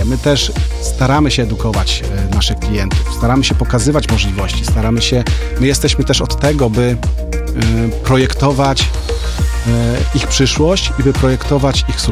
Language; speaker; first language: Polish; native; Polish